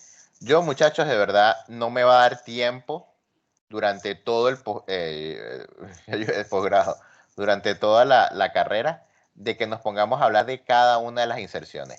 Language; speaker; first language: Spanish; native; Spanish